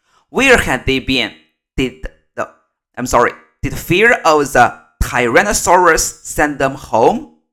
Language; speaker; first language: English; non-native, fluent; Chinese